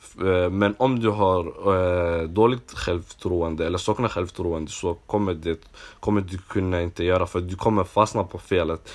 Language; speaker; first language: Swedish; non-native, local second language; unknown